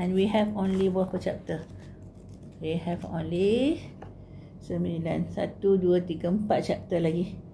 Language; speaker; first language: English; non-native, local second language; Malay